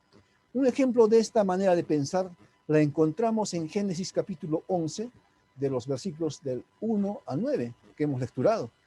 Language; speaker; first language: Spanish; native; Spanish